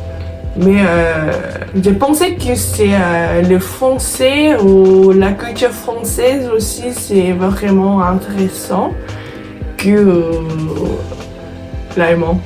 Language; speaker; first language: French; non-native, fluent; Korean